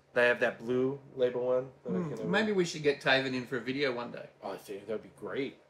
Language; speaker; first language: English; native; English